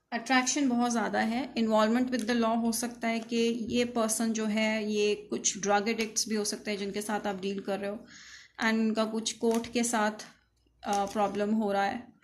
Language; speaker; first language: Hindi; native; Hindi